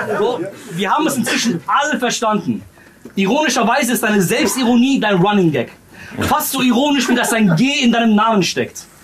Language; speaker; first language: German; early bilingual, other home language; Romanian